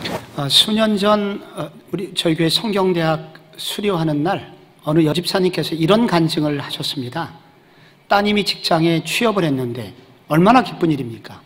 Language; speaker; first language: Korean; native; Korean